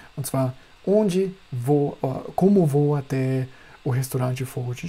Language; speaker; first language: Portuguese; non-native, fluent; German